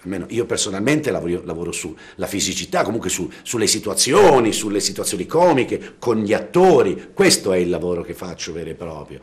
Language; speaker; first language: Italian; native; Italian